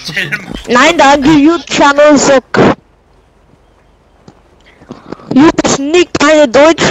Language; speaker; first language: German; non-native, learner; Danish